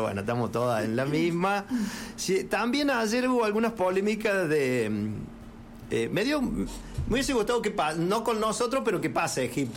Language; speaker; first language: Spanish; native; Spanish